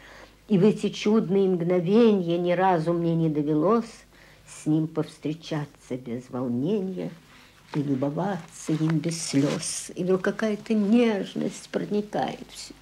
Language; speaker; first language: Russian; native; Russian